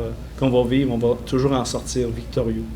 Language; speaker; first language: French; native; French